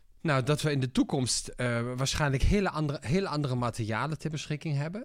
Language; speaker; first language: Dutch; non-native, fluent; German